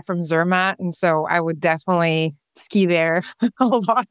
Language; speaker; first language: English; non-native, fluent; French